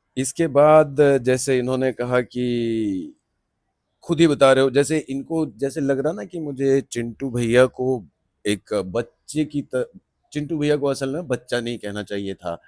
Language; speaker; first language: Hindi; non-native, local second language; Maithili